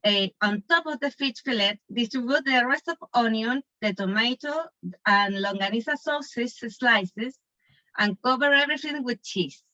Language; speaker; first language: English; non-native, learner; Spanish